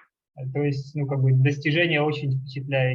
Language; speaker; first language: Russian; native; Russian